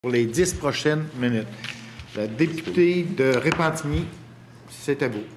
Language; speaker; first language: French; native; French